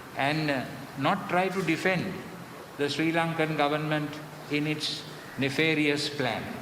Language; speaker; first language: English; non-native, local second language; Sinhala